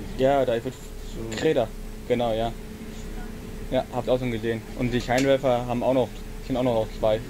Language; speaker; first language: German; native; German